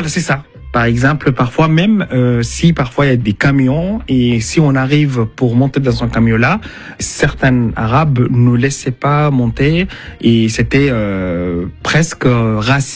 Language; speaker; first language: French; non-native, fluent; Arabic